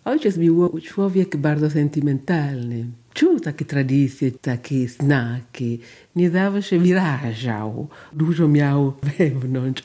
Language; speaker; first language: Polish; non-native, learner; Italian